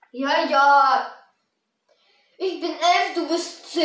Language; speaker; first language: German; early bilingual, other home language; Russian